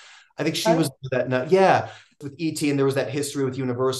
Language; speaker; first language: English; native; English